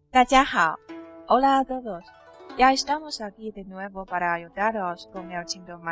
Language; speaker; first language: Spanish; non-native, fluent; Chinese